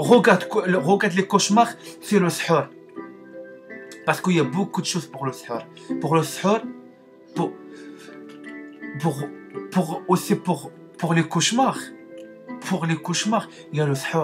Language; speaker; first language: French; non-native, learner; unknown